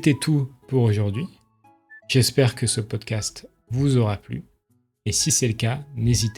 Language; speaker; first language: French; native; French